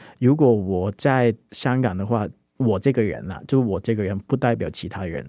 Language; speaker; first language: Chinese; non-native, local second language; Cantonese